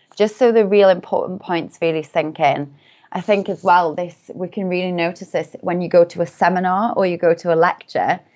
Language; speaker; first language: English; native; English